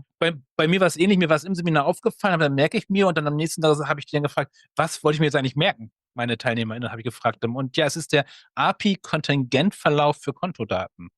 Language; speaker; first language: German; native; German